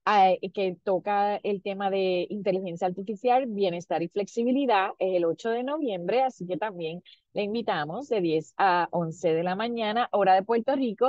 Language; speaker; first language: Spanish; native; Spanish